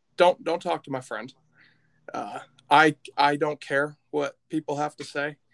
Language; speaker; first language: English; native; English